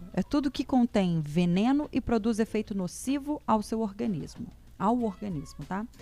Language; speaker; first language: Portuguese; native; Portuguese